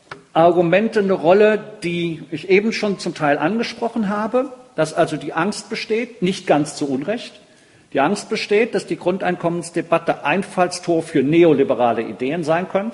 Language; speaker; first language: German; native; German